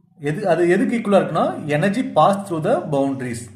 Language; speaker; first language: English; non-native, local second language; Tamil